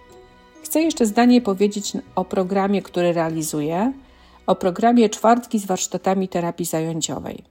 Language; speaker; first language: Polish; native; Polish